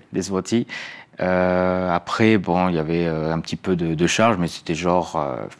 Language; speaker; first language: French; native; French